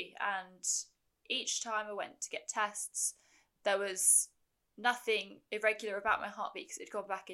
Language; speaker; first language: English; native; English